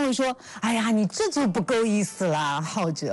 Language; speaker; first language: Chinese; native; Chinese